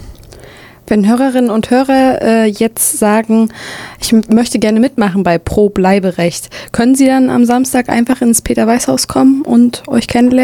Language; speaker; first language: German; native; German